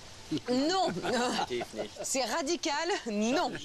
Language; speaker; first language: French; native; French